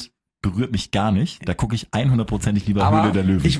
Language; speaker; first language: German; native; German